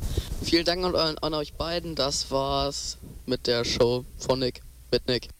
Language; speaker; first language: German; native; German